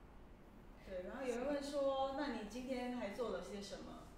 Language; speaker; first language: Chinese; native; Chinese